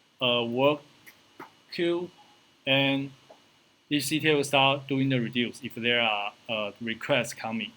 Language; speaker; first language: English; non-native, fluent; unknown